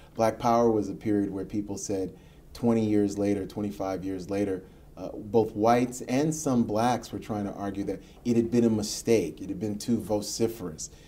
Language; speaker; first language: English; native; English